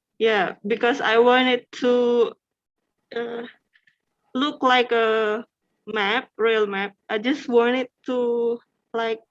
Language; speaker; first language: English; non-native, fluent; Indonesian